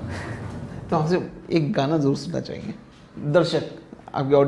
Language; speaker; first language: Hindi; native; Hindi